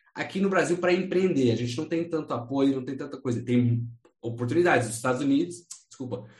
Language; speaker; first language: Portuguese; non-native, fluent; English